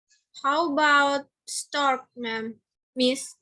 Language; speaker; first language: English; non-native, learner; Indonesian